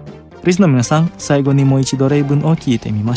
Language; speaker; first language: Japanese; non-native, fluent; Indonesian